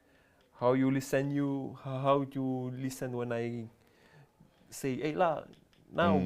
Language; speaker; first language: English; non-native, learner; French